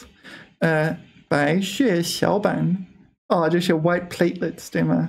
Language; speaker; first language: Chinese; non-native, learner; English